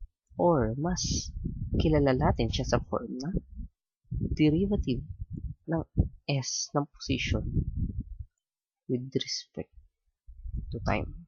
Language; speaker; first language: Filipino; native; Filipino